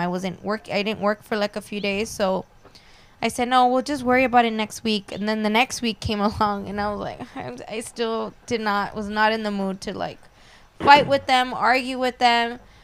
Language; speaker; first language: English; early bilingual, other home language; Spanish